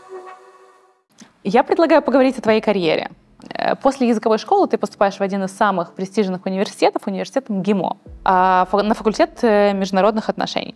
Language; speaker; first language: Russian; native; Russian